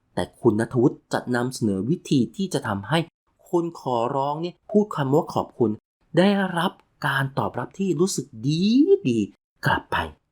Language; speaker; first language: Thai; native; Thai